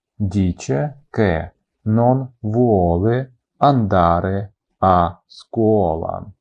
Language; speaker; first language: Italian; non-native, fluent; Ukrainian